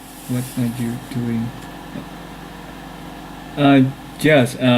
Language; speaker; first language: English; non-native, learner; Vietnamese